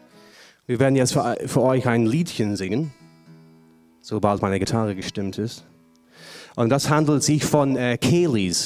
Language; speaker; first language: German; non-native, fluent; English